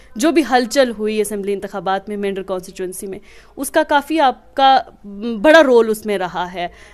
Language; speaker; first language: Hindi; non-native, local second language; Kashmiri